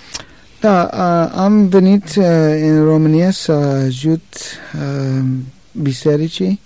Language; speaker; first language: Romanian; non-native, learner; English